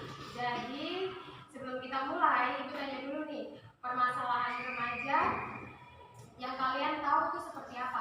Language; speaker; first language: Indonesian; native; Indonesian